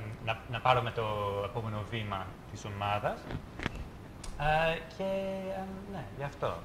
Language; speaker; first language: Greek; non-native, fluent; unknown